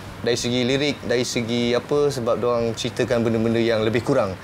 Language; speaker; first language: Malay; early bilingual, heritage; Malay